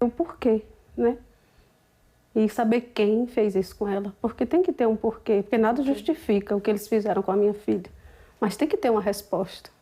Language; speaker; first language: Portuguese; native; Portuguese